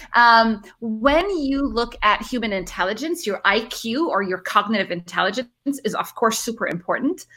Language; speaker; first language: English; early bilingual, other home language; Arabic